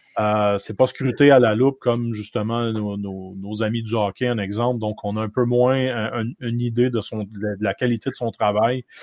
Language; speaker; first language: French; native; French